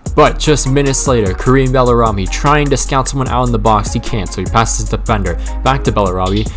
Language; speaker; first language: English; native; English